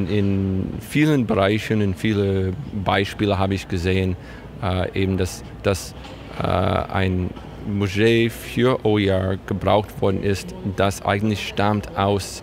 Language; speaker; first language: German; non-native, fluent; English